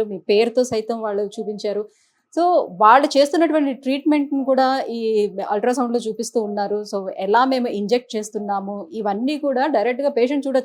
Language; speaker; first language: Telugu; native; Telugu